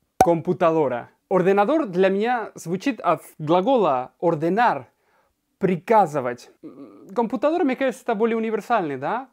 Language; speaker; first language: Russian; non-native, fluent; Spanish